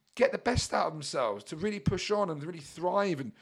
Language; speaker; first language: English; native; English